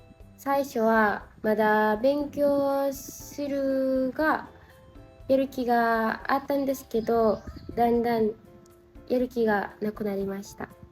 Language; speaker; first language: Japanese; non-native, learner; Indonesian